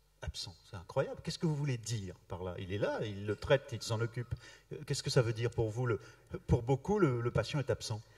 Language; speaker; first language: French; native; French